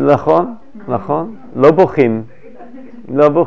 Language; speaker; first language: Hebrew; non-native, fluent; English